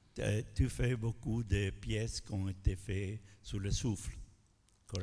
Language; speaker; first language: French; non-native, fluent; Italian